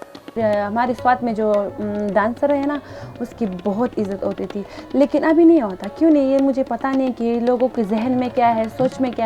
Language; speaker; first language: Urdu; non-native, local second language; Pashto